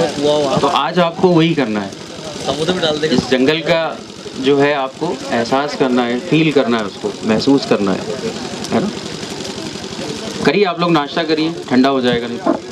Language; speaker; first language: Hindi; native; Hindi